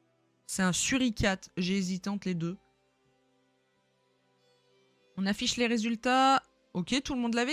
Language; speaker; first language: French; native; French